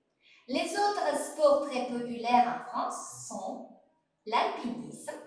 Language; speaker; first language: French; non-native, fluent; Uzbek